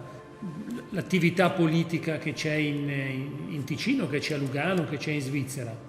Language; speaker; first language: Italian; native; Italian